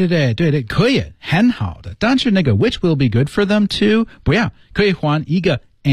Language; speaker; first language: Chinese; non-native, fluent; English